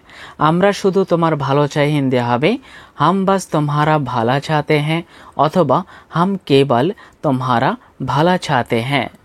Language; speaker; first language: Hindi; non-native, fluent; Bangla